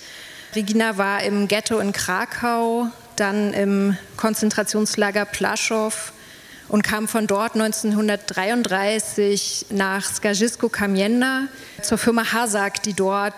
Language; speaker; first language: German; native; German